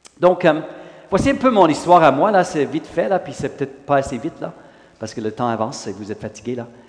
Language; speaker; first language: French; non-native, local second language; English